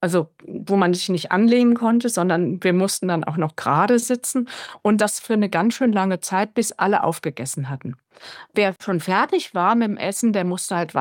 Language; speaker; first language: German; native; German